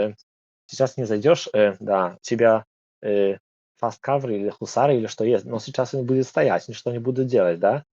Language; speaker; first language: Russian; non-native, learner; Polish